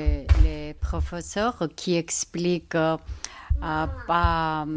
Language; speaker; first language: French; non-native, learner; Georgian